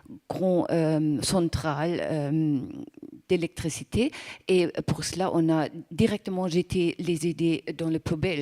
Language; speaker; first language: French; non-native, fluent; German